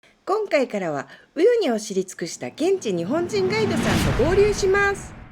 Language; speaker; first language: Japanese; native; Japanese